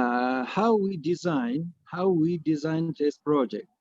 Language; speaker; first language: English; non-native, fluent; Russian